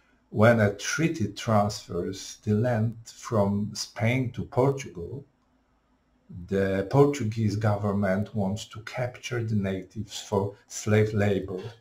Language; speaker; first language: English; non-native, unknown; Polish